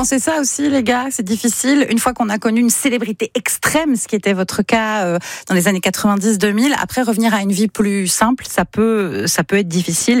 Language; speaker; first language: French; native; French